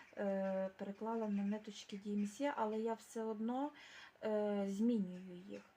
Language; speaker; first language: Ukrainian; native; Ukrainian